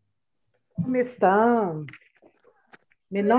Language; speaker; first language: Spanish; non-native, learner; Portuguese